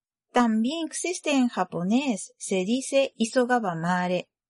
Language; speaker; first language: Spanish; non-native, fluent; Japanese